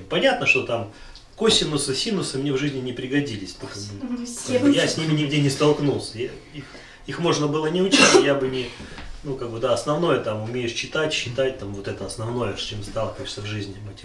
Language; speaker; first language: Russian; native; Russian